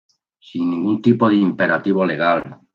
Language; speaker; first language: Spanish; native; Spanish